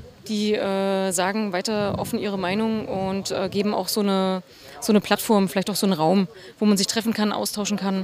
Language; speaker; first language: German; native; German